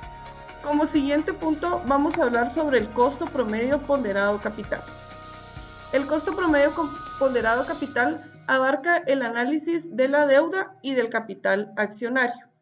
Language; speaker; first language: Spanish; native; Spanish